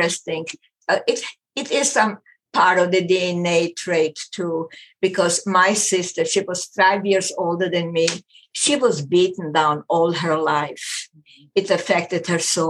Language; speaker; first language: English; non-native, fluent; German